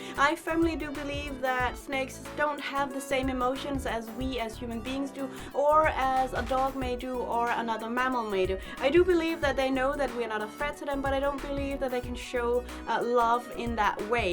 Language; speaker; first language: English; non-native, fluent; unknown